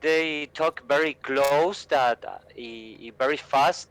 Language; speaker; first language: English; non-native, learner; Spanish